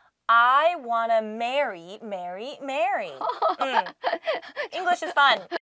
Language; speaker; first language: English; early bilingual, other home language; Korean